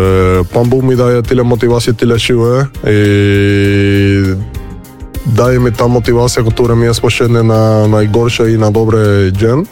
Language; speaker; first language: Polish; non-native, learner; Spanish